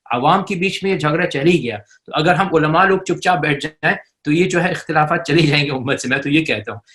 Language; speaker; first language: Urdu; early bilingual, heritage; Urdu